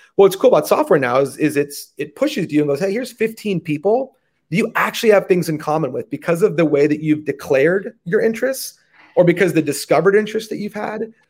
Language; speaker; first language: English; native; English